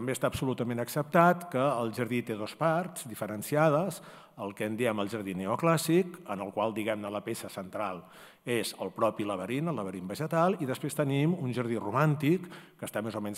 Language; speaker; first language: Catalan; native; Catalan